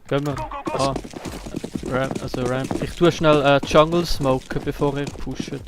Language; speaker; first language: German; native; German